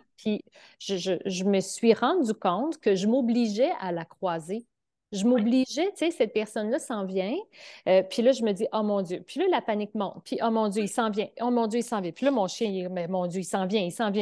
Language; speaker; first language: French; native; French